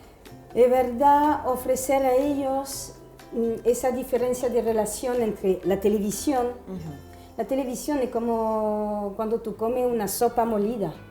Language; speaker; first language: Spanish; non-native, fluent; French